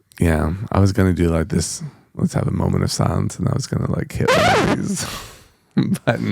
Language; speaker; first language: English; native; English